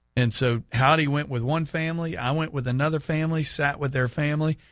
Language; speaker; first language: English; native; English